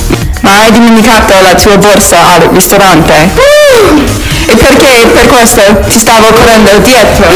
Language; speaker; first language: Italian; non-native, learner; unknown